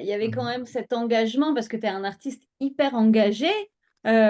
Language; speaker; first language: French; native; French